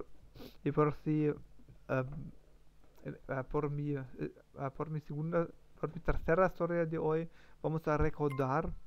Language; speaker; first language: Spanish; non-native, learner; German